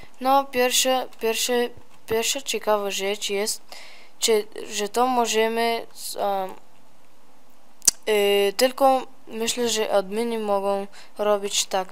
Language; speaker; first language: Polish; early bilingual, heritage; Polish